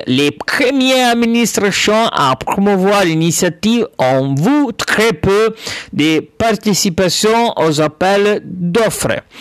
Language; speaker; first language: French; non-native, learner; Italian